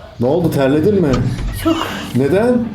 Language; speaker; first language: Turkish; native; Turkish